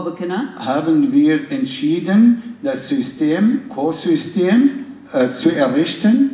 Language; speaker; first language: German; non-native, fluent; Kurdish